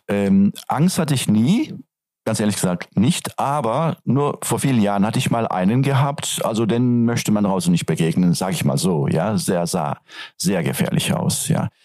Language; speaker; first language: German; non-native, fluent; Turkish